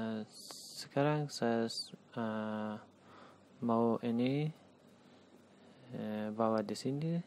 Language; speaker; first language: Indonesian; non-native, learner; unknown